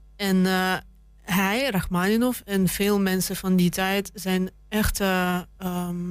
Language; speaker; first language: Dutch; non-native, fluent; Russian